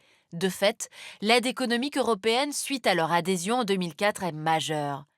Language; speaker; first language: French; native; French